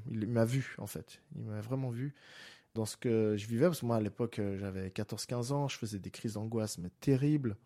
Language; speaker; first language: French; native; French